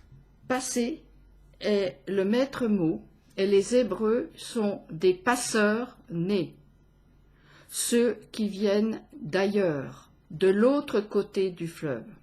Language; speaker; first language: French; native; French